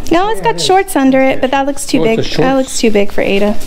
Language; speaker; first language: English; native; English